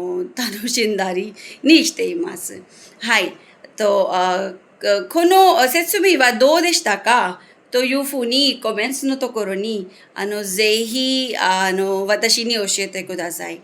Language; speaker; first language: Japanese; non-native, fluent; Hindi